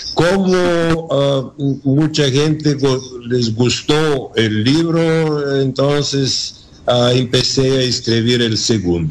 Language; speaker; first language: Spanish; non-native, learner; Bulgarian